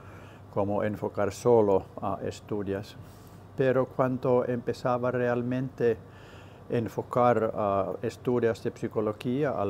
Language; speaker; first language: Spanish; non-native, learner; Finnish